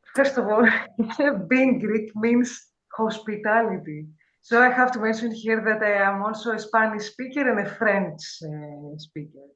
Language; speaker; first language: English; non-native, fluent; Greek